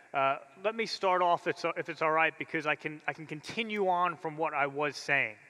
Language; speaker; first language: English; native; English